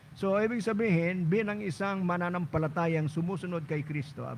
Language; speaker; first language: Filipino; non-native, local second language; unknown